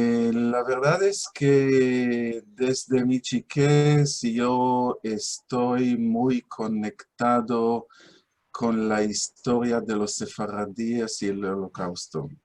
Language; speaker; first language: Spanish; non-native, fluent; Hebrew